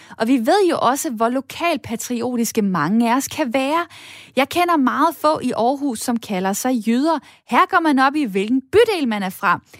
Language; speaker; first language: Danish; native; Danish